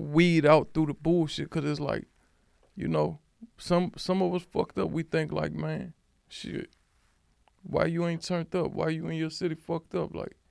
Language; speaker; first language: English; native; English